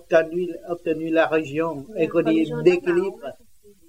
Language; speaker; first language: French; non-native, learner; Vietnamese